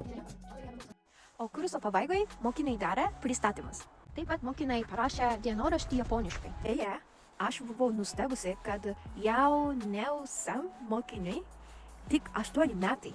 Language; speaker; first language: Lithuanian; non-native, learner; Japanese